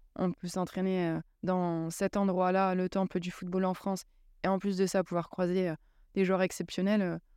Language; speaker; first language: French; native; French